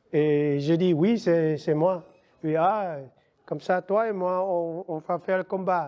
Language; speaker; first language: French; non-native, learner; Vietnamese